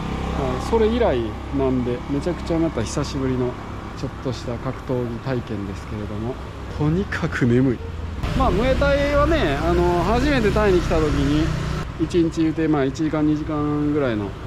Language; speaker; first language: Japanese; native; Japanese